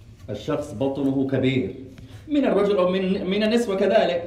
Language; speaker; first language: Arabic; non-native, fluent; English